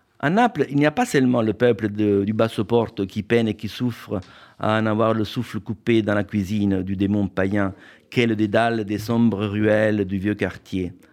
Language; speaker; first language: French; non-native, fluent; Italian